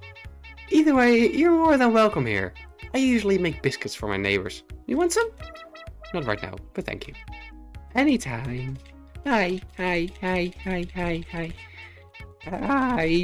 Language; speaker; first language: English; non-native, fluent; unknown